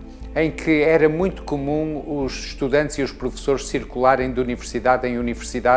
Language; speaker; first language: Portuguese; native; Portuguese